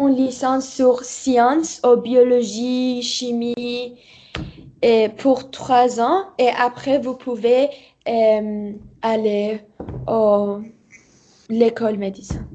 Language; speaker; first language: French; non-native, learner; Persian